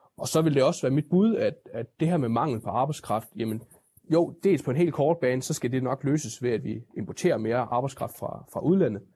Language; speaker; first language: Danish; native; Danish